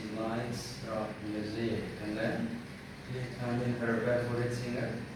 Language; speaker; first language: English; non-native, fluent; Indonesian